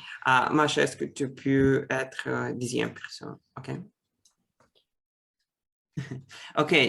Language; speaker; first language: French; non-native, fluent; Russian